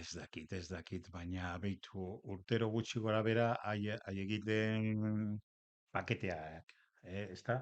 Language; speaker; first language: Basque; non-native, local second language; Spanish